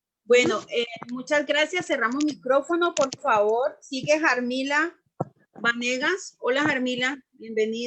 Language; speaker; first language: Spanish; native; Spanish